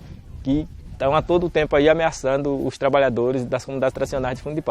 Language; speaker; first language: Portuguese; native; Portuguese